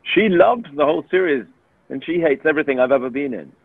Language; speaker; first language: English; native; English